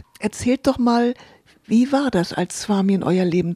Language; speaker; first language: German; native; German